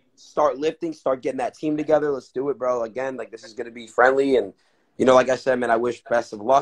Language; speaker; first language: English; native; English